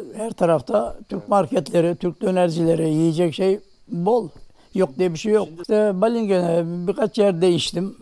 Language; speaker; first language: Turkish; native; Turkish